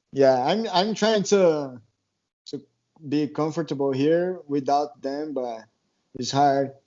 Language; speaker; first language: English; non-native, learner; Portuguese